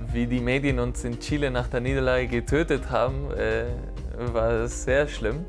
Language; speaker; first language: German; non-native, fluent; Spanish